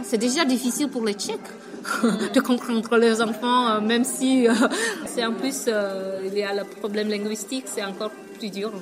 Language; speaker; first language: French; non-native, fluent; Vietnamese